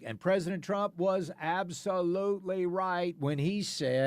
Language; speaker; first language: English; native; English